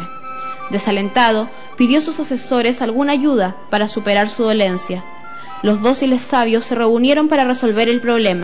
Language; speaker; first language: Spanish; native; Spanish